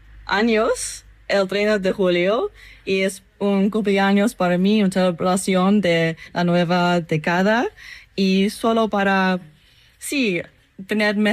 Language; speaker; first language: Spanish; non-native, learner; English